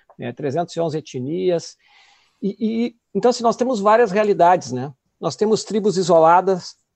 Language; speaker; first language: Portuguese; native; Portuguese